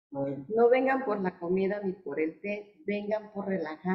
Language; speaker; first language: Spanish; native; Spanish